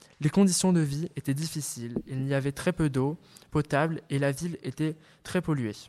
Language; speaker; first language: French; native; French